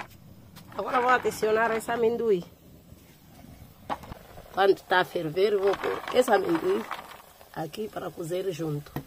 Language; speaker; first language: Portuguese; non-native, local second language; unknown